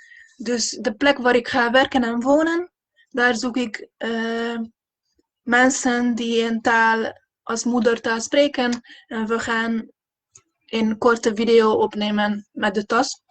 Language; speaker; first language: Dutch; non-native, fluent; Hungarian